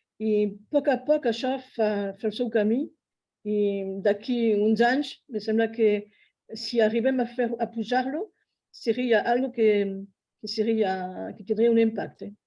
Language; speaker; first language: Catalan; non-native, fluent; French